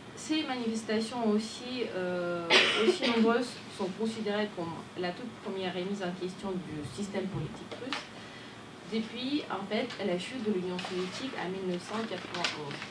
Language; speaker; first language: French; non-native, fluent; Russian